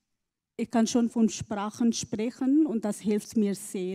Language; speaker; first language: German; non-native, learner; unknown